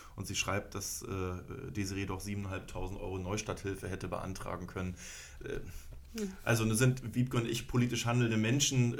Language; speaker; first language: German; native; German